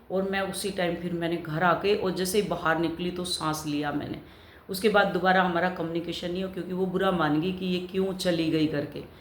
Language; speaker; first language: Hindi; native; Hindi